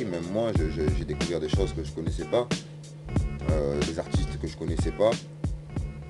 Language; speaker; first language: French; native; French